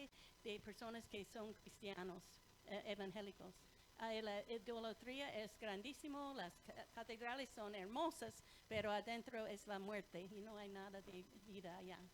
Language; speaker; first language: Spanish; non-native, fluent; English